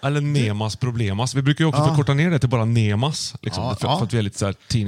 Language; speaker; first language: Swedish; native; Swedish